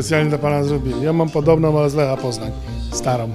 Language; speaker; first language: Polish; native; Polish